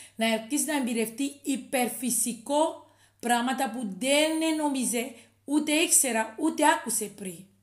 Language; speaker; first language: Greek; non-native, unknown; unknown